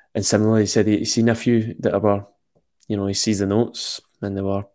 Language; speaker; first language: English; native; English